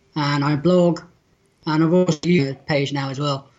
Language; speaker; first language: English; native; English